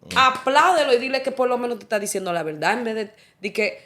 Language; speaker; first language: Spanish; early bilingual, heritage; Spanish